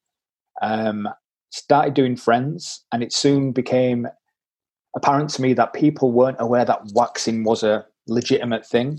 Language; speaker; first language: English; native; English